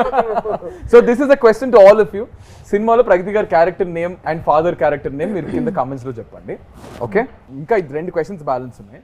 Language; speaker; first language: Telugu; native; Telugu